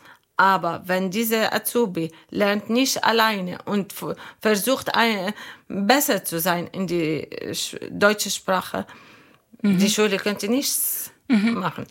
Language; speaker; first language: German; non-native, learner; Arabic